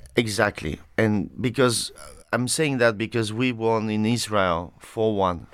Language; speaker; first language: English; non-native, fluent; French